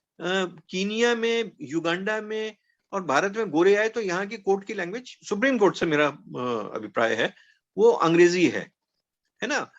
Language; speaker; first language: Hindi; non-native, local second language; Punjabi